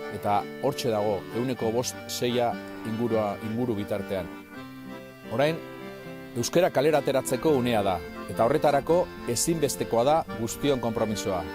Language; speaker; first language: Basque; non-native, local second language; Spanish